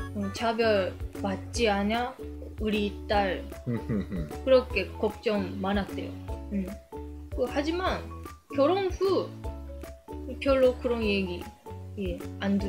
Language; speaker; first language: Korean; non-native, learner; Japanese